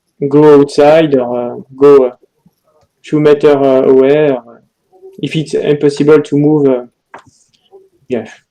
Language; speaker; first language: English; non-native, learner; French